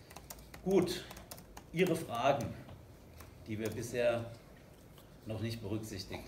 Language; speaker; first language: German; native; German